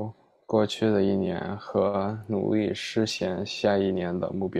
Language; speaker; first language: Chinese; early bilingual, heritage; Chinese